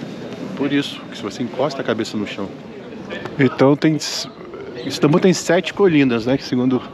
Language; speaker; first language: Portuguese; native; Portuguese